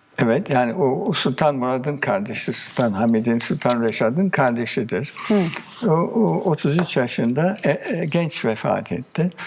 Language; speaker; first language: Turkish; early bilingual, heritage; Turkish